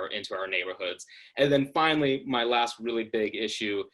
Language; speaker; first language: English; native; English